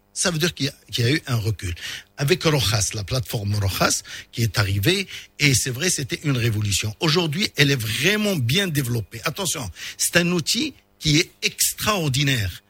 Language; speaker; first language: French; non-native, local second language; Arabic